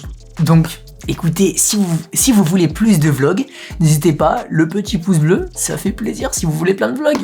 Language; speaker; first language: French; native; French